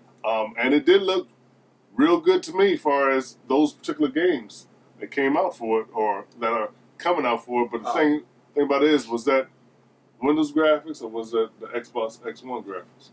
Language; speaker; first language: English; native; English